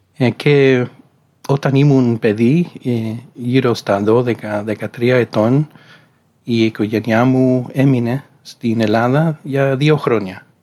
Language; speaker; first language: Greek; non-native, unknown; Spanish